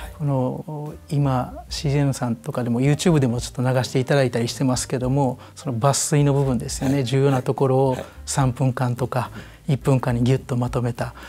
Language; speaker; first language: Japanese; native; Japanese